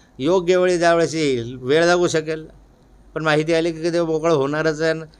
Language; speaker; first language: Marathi; native; Marathi